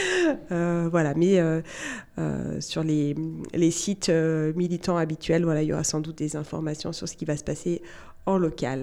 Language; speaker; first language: French; native; French